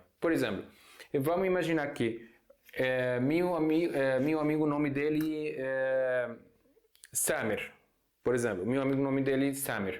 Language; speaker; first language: Portuguese; non-native, fluent; Arabic